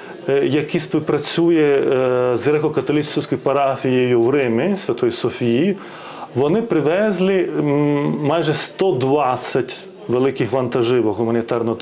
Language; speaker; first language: Ukrainian; non-native, fluent; Lithuanian